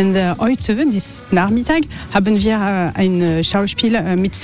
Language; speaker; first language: German; non-native, learner; French